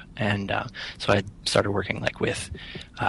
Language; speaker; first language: English; native; English